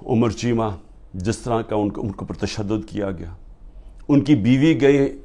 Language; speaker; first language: Urdu; native; Urdu